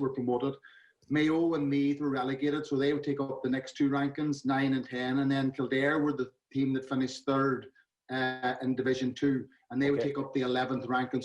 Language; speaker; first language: English; native; English